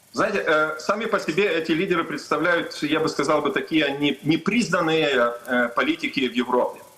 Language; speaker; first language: Russian; non-native, local second language; Lithuanian